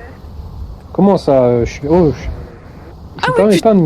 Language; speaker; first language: French; native; French